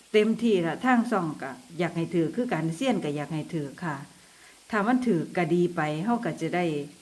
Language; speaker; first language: Thai; native; Thai